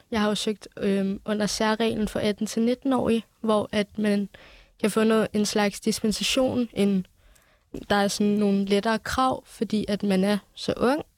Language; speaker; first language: Danish; early bilingual, other home language; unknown